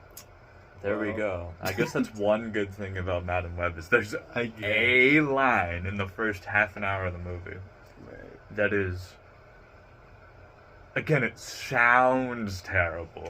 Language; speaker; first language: English; native; English